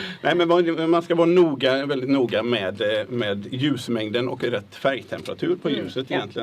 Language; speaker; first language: Swedish; native; Swedish